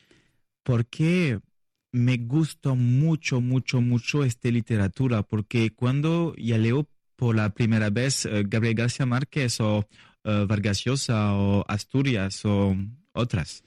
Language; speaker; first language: Spanish; non-native, learner; French